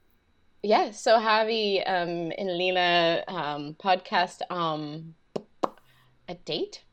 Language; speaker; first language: Danish; non-native, learner; English